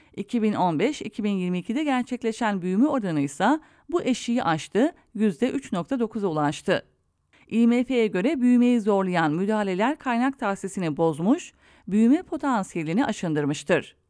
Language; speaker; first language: Turkish; native; Turkish